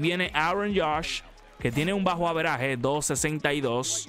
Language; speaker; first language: Spanish; native; Spanish